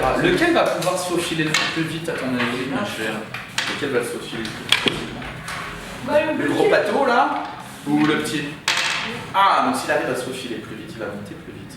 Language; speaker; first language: French; native; French